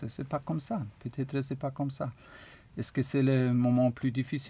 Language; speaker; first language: French; non-native, learner; German